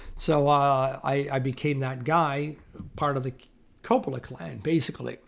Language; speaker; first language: English; native; English